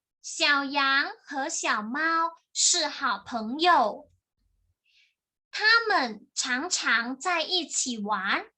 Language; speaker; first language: Chinese; non-native, fluent; Thai